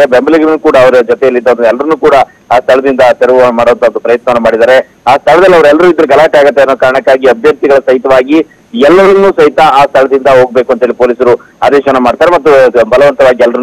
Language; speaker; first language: Kannada; native; Kannada